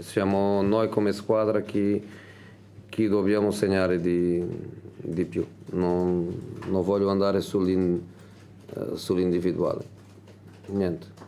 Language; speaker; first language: Italian; non-native, fluent; Portuguese